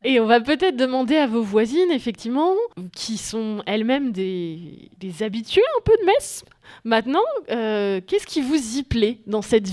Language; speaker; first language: French; native; French